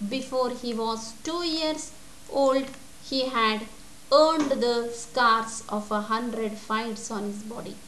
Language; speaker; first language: English; non-native, local second language; Kannada